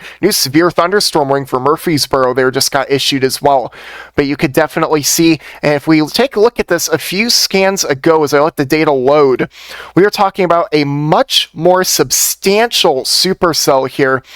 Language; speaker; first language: English; native; English